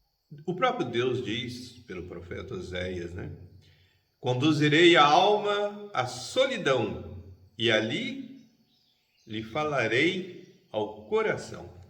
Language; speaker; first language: Portuguese; native; Portuguese